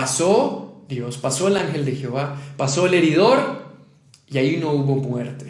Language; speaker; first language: Spanish; native; Spanish